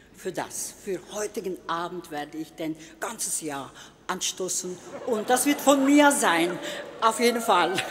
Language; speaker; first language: German; non-native, fluent; Turkish